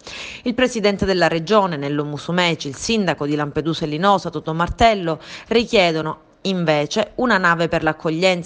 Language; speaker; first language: Italian; native; Italian